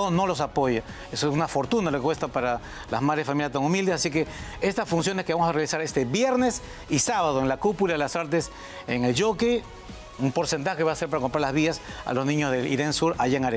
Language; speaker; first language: Spanish; native; Spanish